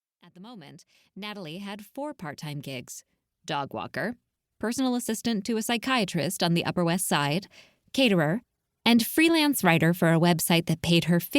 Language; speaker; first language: English; native; English